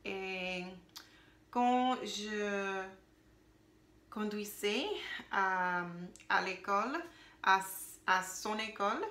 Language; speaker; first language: French; non-native, learner; English